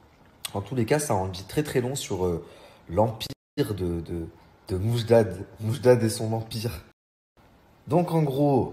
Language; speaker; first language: French; native; French